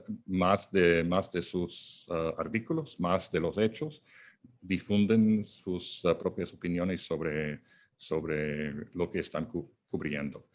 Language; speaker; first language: Spanish; non-native, fluent; English